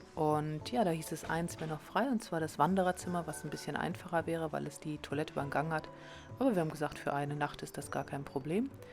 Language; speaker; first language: German; native; German